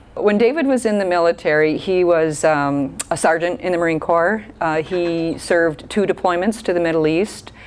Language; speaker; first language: English; native; English